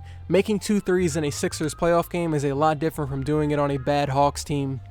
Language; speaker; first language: English; native; English